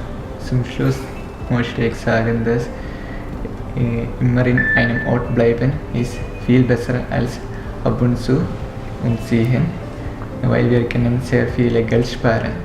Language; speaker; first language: German; non-native, learner; Malayalam